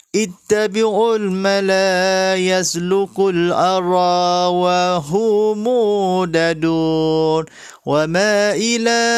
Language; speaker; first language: Arabic; non-native, fluent; Malay